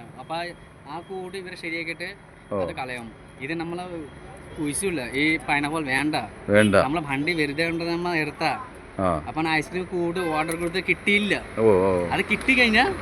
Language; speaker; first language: Malayalam; non-native, local second language; Bangla